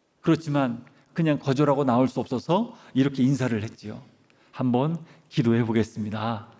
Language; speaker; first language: Korean; native; Korean